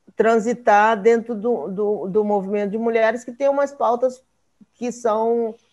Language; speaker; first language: Portuguese; native; Portuguese